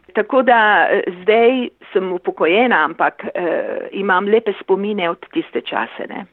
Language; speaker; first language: Slovenian; early bilingual, heritage; Slovenian